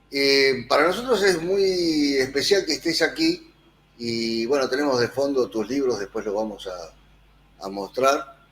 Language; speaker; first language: Spanish; native; Spanish